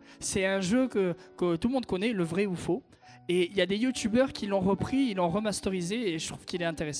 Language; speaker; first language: French; native; French